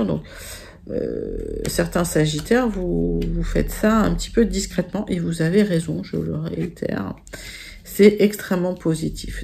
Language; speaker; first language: French; native; French